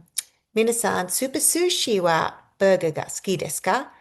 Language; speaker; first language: Japanese; non-native, fluent; English